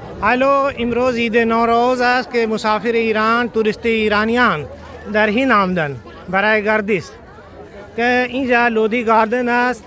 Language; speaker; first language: Persian; non-native, learner; Urdu